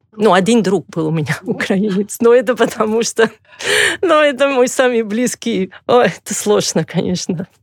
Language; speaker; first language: Russian; non-native, fluent; Catalan